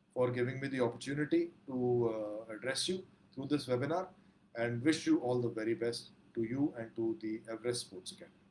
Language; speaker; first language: English; non-native, local second language; Punjabi